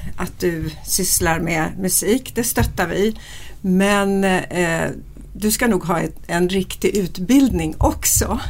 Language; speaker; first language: Swedish; native; Swedish